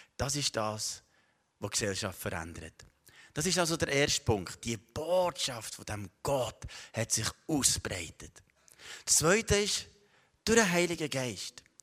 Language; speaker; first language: German; native; German